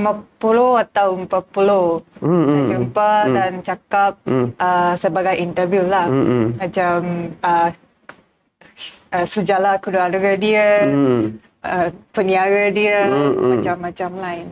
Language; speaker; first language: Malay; non-native, learner; Japanese